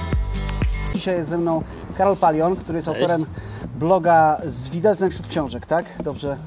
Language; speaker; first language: Polish; native; Polish